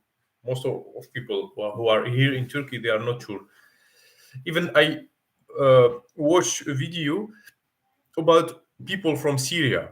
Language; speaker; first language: English; non-native, fluent; Arabic